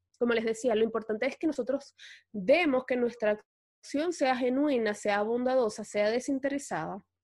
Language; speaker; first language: Spanish; native; Spanish